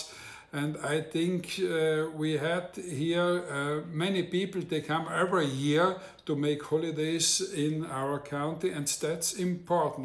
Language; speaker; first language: English; non-native, learner; Italian